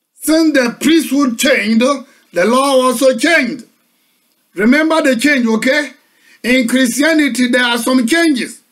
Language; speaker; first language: English; non-native, local second language; Akan